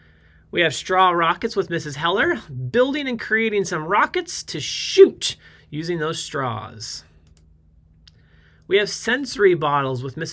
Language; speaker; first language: English; native; English